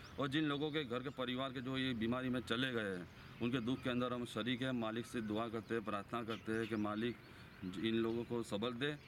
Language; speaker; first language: Hindi; non-native, local second language; Gujarati